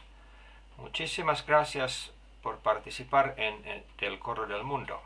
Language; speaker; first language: Spanish; non-native, learner; Finnish